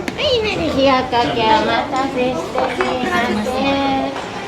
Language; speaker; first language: Japanese; native; Japanese